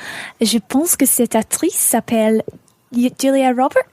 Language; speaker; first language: French; non-native, learner; English